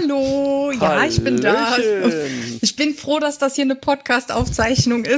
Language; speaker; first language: German; native; German